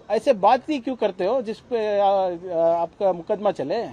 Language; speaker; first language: Hindi; non-native, local second language; Kannada